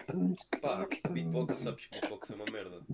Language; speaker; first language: Portuguese; native; Portuguese